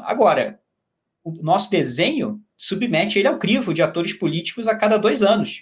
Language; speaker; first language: Portuguese; native; Portuguese